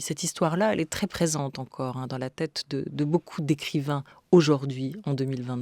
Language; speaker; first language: French; native; French